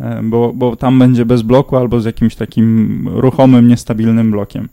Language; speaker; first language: Polish; native; Polish